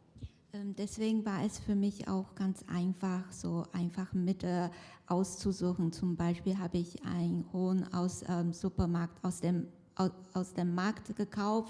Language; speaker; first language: German; non-native, fluent; Chinese